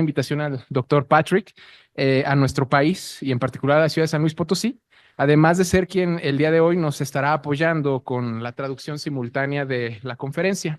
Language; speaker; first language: Spanish; native; Spanish